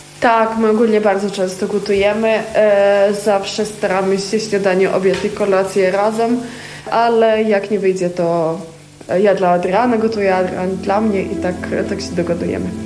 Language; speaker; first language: Polish; non-native, fluent; Ukrainian